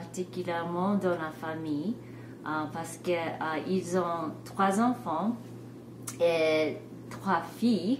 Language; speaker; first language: French; non-native, fluent; English